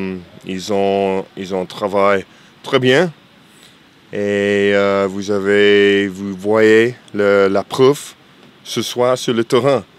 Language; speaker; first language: French; non-native, fluent; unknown